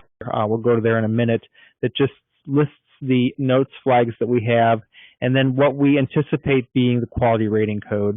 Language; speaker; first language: English; native; English